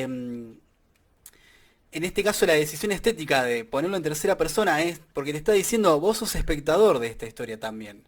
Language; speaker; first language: Spanish; native; Spanish